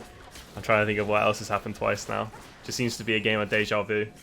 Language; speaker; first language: English; native; English